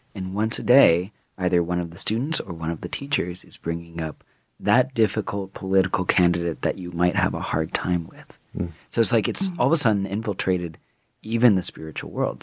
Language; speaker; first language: English; native; English